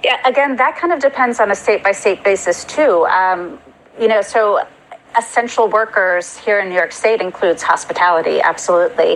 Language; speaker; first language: English; native; English